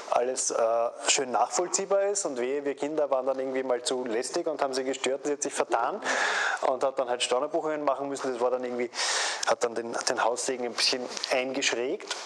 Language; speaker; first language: German; native; German